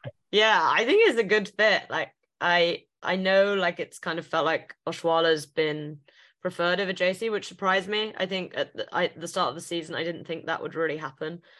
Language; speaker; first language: English; native; English